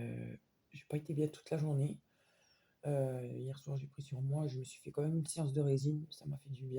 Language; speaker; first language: French; native; French